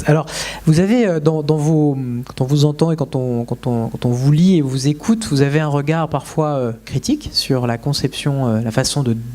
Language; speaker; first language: French; native; French